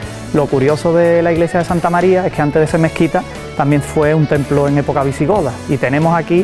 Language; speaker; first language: Spanish; native; Spanish